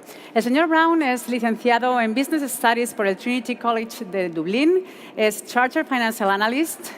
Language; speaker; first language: Spanish; native; Spanish